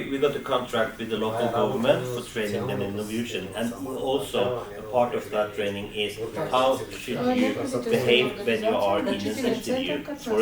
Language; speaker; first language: English; non-native, fluent; Norwegian